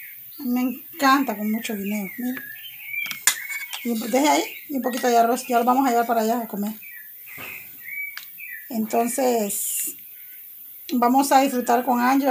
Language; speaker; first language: Spanish; native; Spanish